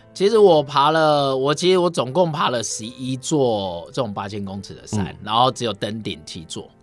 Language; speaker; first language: Chinese; native; Chinese